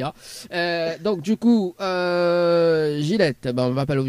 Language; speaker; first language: French; native; French